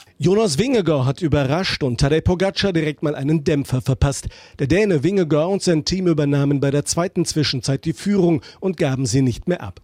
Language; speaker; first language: German; native; German